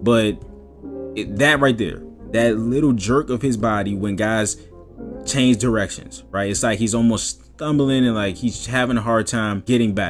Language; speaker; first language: English; native; English